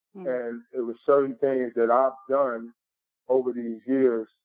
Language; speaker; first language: English; native; English